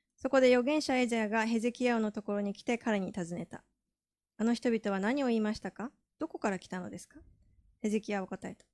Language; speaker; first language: Japanese; native; Japanese